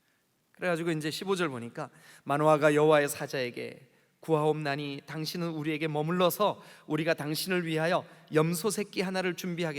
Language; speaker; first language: Korean; native; Korean